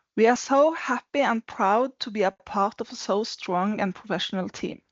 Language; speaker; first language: English; non-native, fluent; Norwegian